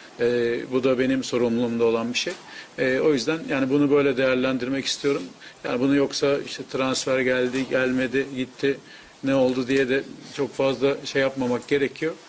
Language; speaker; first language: Turkish; native; Turkish